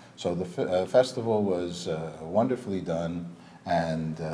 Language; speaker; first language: English; native; English